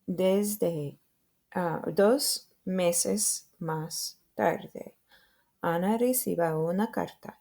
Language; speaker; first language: Spanish; non-native, fluent; English